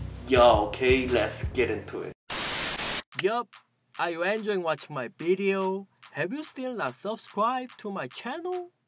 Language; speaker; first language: English; non-native, learner; Korean